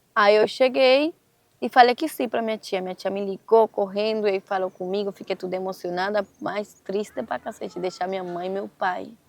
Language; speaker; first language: Portuguese; non-native, fluent; Spanish